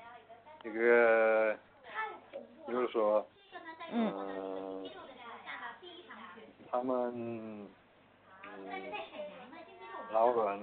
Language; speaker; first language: Chinese; non-native, learner; Korean